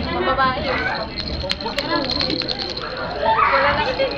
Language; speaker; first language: Filipino; native; Filipino